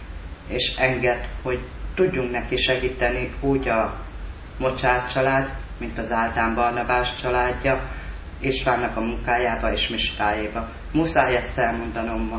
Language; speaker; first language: Hungarian; native; Hungarian